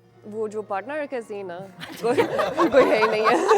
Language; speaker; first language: Hindi; non-native, learner; English